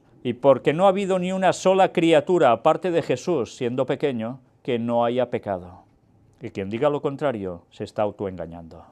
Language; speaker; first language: Spanish; native; Spanish